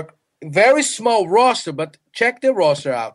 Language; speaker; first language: English; non-native, fluent; Portuguese